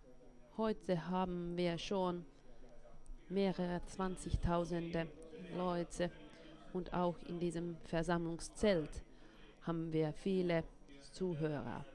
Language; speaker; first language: German; non-native, fluent; Finnish